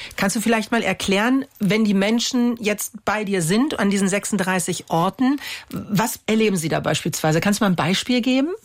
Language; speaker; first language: German; native; German